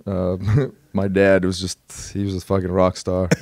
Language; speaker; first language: English; native; English